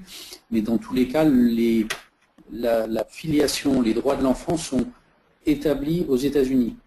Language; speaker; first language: French; native; French